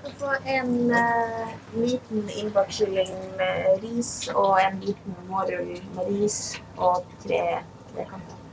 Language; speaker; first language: Norwegian; native; Norwegian